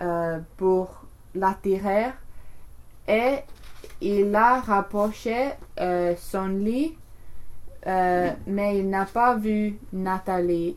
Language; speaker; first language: French; non-native, learner; English